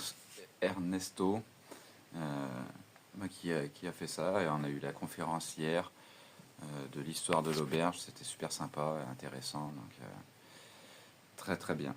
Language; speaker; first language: French; native; French